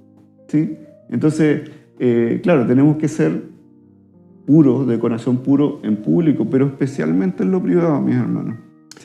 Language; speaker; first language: Spanish; native; Spanish